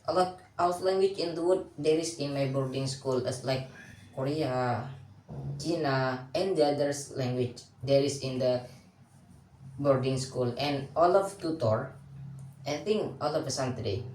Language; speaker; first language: English; non-native, learner; Indonesian